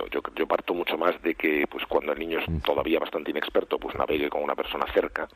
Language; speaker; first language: Spanish; native; Spanish